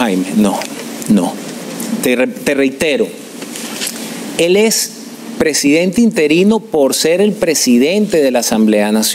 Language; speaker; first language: Spanish; native; Spanish